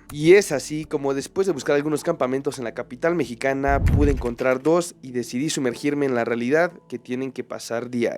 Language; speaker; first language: Spanish; native; Spanish